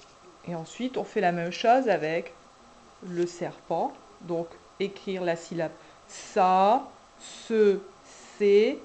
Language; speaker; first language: French; native; French